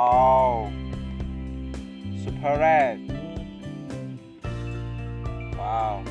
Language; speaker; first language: English; non-native, learner; Khmer